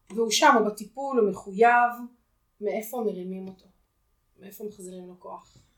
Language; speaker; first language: Hebrew; native; Hebrew